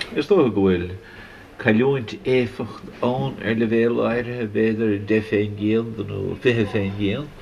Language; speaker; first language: Irish; native; Irish